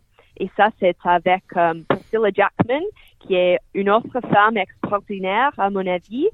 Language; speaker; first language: French; non-native, fluent; English